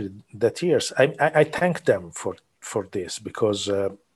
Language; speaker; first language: English; non-native, fluent; Italian